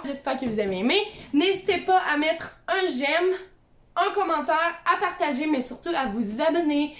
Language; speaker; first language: French; native; French